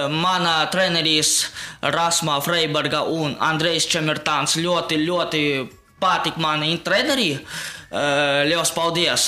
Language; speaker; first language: Latvian; non-native, local second language; Russian